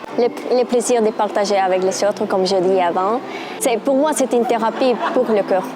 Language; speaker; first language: French; non-native, fluent; Spanish